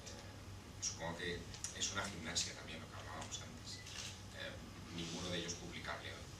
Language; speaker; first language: Spanish; native; Spanish